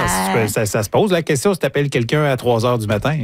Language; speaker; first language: French; native; French